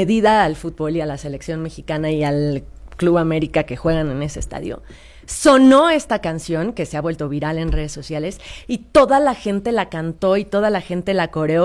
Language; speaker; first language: Spanish; native; Spanish